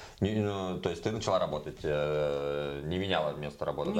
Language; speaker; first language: Russian; native; Russian